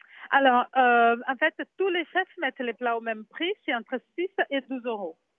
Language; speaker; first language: French; non-native, fluent; Portuguese